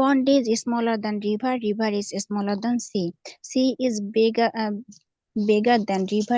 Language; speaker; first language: English; non-native, learner; Bangla